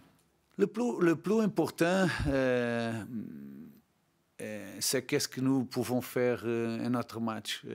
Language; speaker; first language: French; non-native, learner; Portuguese